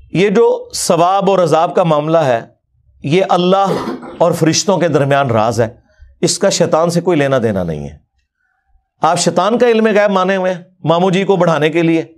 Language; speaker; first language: Urdu; non-native, local second language; Punjabi